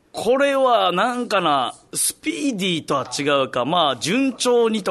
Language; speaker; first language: Japanese; native; Japanese